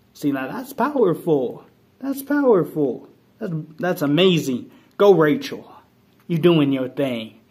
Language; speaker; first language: English; native; English